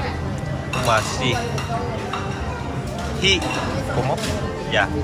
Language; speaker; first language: Spanish; non-native, learner; Korean